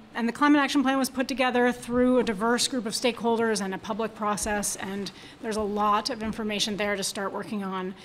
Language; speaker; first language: English; native; English